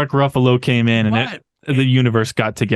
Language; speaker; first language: English; native; English